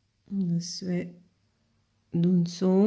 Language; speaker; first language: Dutch; non-native, fluent; Spanish